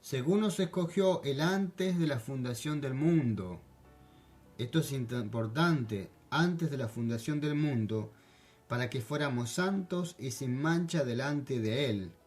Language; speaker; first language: Spanish; non-native, fluent; French